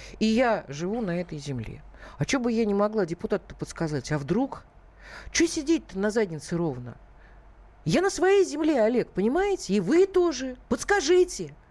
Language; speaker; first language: Russian; native; Russian